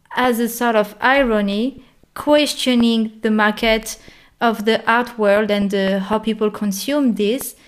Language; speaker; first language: English; non-native, fluent; French